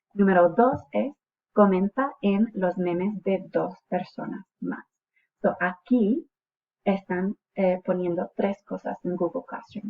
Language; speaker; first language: Spanish; non-native, fluent; English